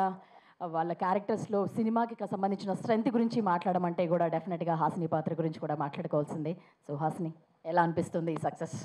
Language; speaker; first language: Telugu; native; Telugu